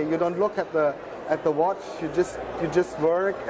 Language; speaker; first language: English; non-native, fluent; German